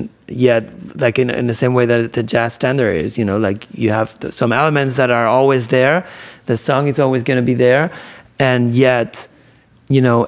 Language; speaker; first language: English; non-native, fluent; Spanish